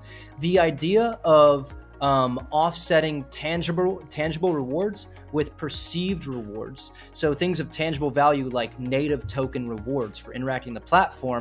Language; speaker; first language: English; native; English